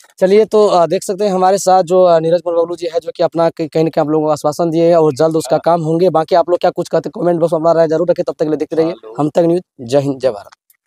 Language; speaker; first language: Hindi; native; Hindi